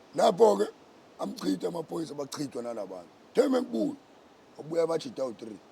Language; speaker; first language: Zulu; native; Zulu